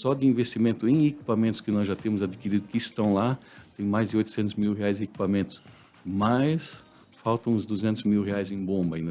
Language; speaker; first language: Portuguese; native; Portuguese